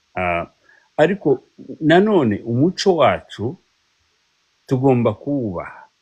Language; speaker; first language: Kinyarwanda; early bilingual, heritage; Kinyarwanda